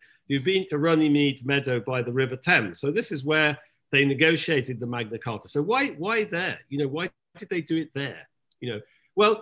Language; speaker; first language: English; native; English